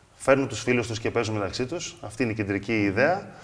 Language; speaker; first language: Greek; native; Greek